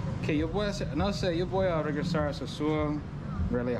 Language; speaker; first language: Spanish; non-native, learner; English